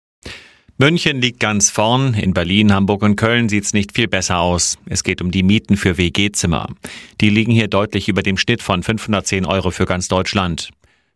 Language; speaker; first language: German; native; German